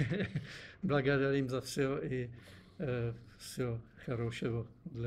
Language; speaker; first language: Russian; non-native, learner; Czech